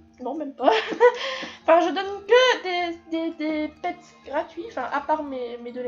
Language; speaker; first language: French; native; French